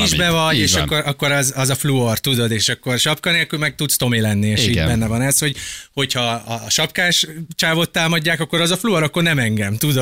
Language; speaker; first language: Hungarian; native; Hungarian